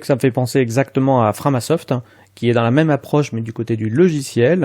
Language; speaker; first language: French; native; French